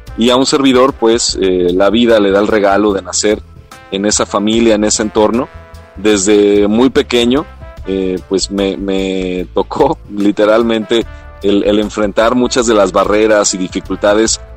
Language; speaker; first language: Spanish; non-native, local second language; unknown